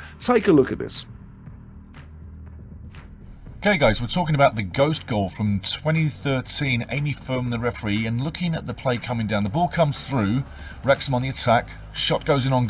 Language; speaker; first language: English; native; English